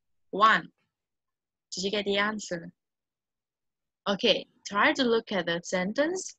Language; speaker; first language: English; non-native, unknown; Vietnamese